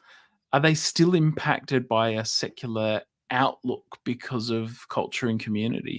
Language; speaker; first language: English; native; English